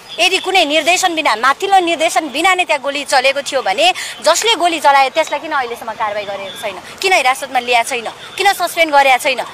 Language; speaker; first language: Nepali; native; Nepali